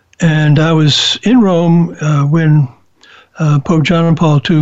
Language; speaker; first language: English; native; English